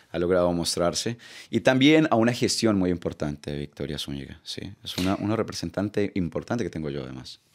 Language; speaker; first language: Spanish; native; Spanish